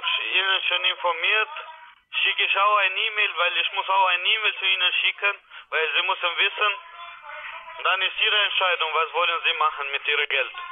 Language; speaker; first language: German; non-native, learner; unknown